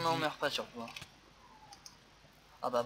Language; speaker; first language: French; native; French